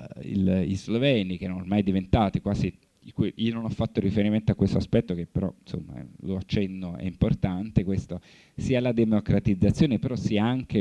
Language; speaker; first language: Italian; native; Italian